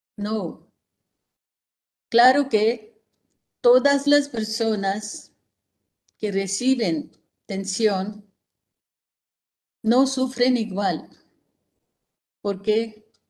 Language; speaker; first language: Spanish; non-native, fluent; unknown